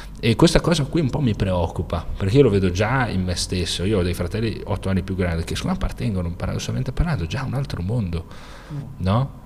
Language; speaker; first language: Italian; native; Italian